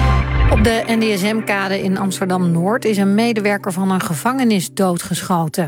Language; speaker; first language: Dutch; native; Dutch